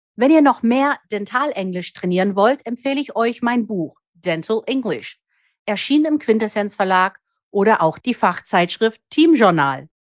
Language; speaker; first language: German; native; German